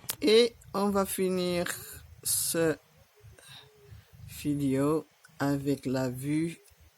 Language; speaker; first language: French; non-native, learner; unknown